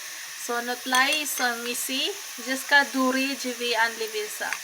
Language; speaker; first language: French; non-native, learner; Filipino